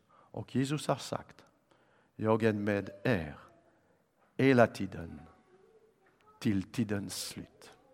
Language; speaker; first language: Swedish; non-native, fluent; French